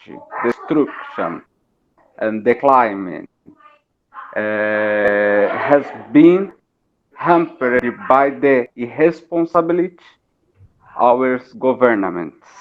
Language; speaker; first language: English; non-native, learner; Portuguese